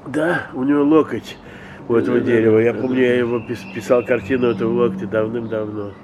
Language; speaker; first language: Russian; early bilingual, other home language; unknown